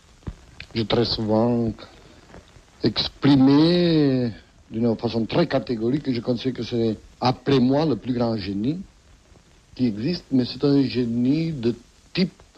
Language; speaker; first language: French; non-native, fluent; Catalan